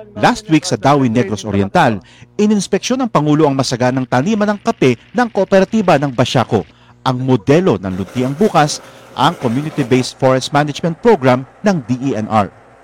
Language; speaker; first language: Filipino; native; Filipino